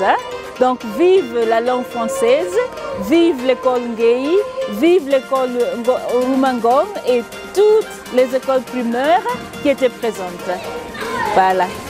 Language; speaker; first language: French; non-native, fluent; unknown